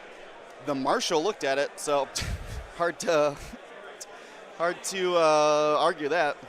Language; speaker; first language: English; native; English